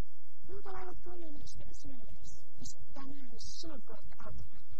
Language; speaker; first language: Finnish; early bilingual, heritage; Finnish